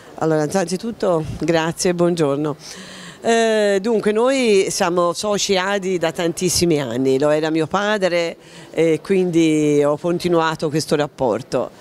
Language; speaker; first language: Italian; native; Italian